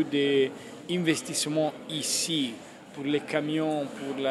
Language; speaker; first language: French; non-native, fluent; Italian